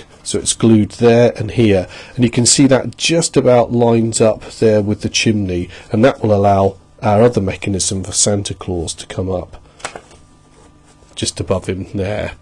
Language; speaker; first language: English; native; English